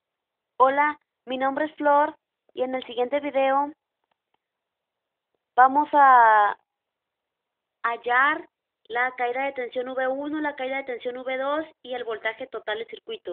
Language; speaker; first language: Spanish; native; Spanish